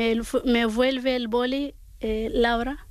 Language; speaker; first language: Spanish; non-native, learner; Arabic